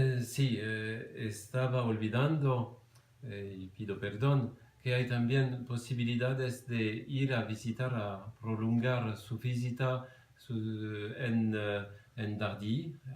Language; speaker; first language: Spanish; non-native, fluent; French